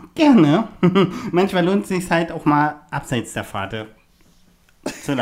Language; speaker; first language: German; native; German